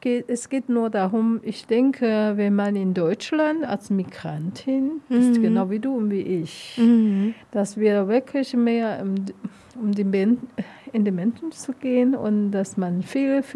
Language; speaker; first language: German; non-native, learner; Chinese